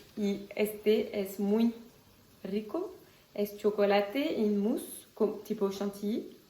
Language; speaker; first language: Spanish; non-native, fluent; French